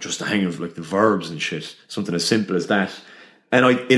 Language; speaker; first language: English; native; English